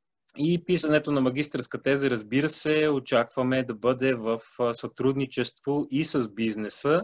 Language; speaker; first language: Bulgarian; native; Bulgarian